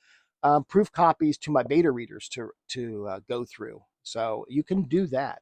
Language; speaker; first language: English; native; English